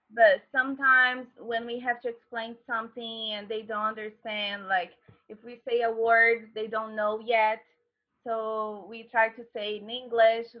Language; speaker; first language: English; non-native, fluent; Portuguese